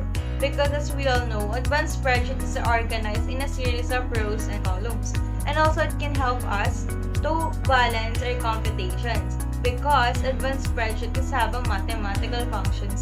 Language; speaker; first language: English; non-native, local second language; Filipino